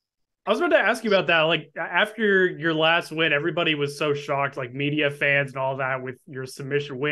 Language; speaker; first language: English; native; English